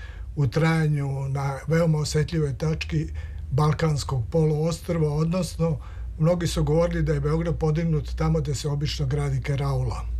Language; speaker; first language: Serbian; native; Serbian